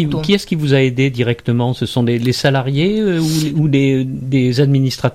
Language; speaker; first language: French; native; French